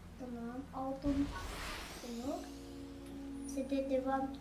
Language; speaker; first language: Turkish; early bilingual, heritage; German